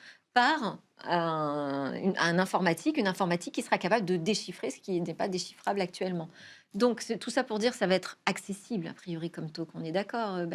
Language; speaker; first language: French; native; French